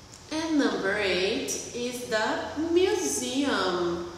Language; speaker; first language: English; non-native, fluent; Portuguese